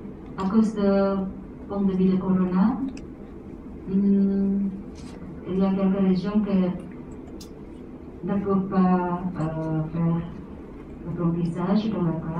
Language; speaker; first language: French; non-native, learner; Indonesian